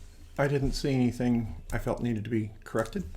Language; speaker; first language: English; native; English